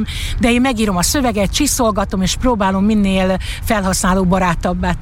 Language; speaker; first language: Hungarian; native; Hungarian